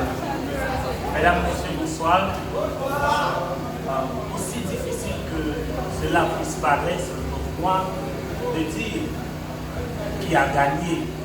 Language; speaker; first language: French; non-native, local second language; Haitian Creole